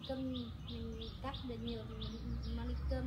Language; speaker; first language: Vietnamese; non-native, local second language; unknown